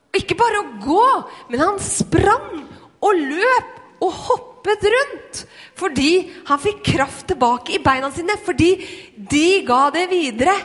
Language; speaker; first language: Norwegian; native; Norwegian